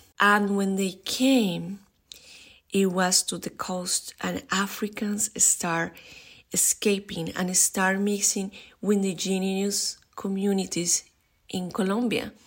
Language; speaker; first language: English; non-native, fluent; Spanish